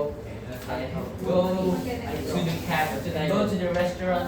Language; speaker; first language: English; non-native, learner; Indonesian